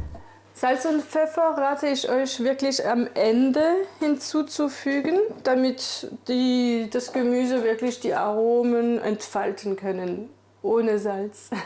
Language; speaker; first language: German; non-native, fluent; French